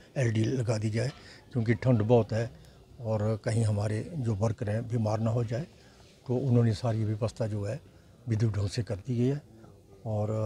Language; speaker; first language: Hindi; native; Hindi